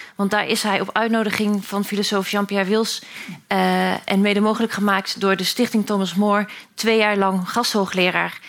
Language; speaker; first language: Dutch; native; Dutch